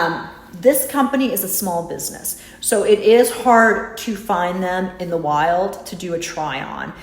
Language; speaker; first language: English; native; English